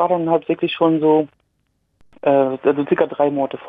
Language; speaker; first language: German; native; German